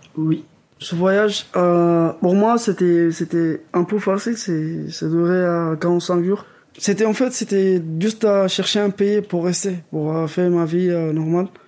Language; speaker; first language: French; non-native, learner; Arabic